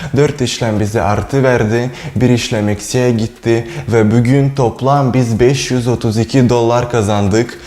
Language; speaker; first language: Turkish; non-native, learner; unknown